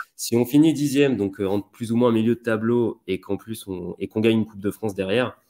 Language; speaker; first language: French; native; French